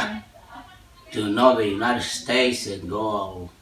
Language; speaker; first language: English; non-native, learner; Spanish